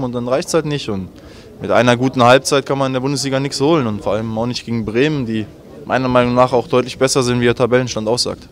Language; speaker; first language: German; native; German